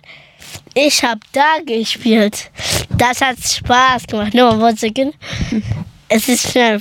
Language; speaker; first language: German; early bilingual, other home language; Persian